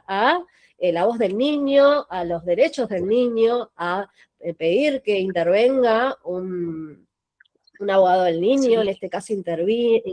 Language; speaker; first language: Spanish; native; Spanish